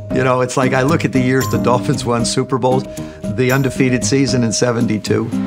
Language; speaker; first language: English; native; English